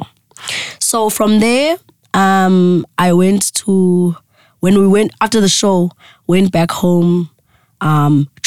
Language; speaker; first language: English; non-native, local second language; Xhosa